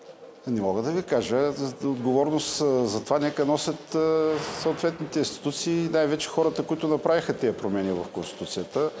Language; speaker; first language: Bulgarian; native; Bulgarian